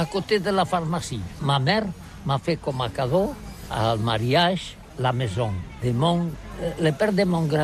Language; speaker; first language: French; non-native, learner; Catalan